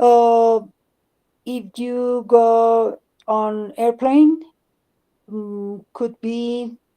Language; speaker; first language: English; non-native, learner; Spanish